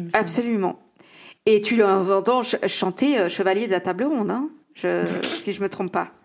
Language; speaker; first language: French; native; French